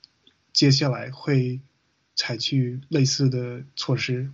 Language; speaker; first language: Chinese; non-native, fluent; English